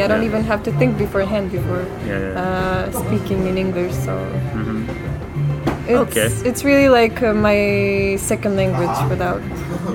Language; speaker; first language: English; non-native, fluent; Macedonian